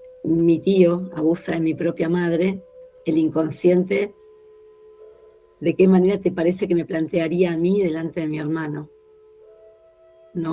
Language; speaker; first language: Spanish; native; Spanish